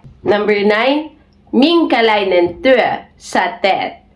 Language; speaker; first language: Finnish; non-native, learner; Filipino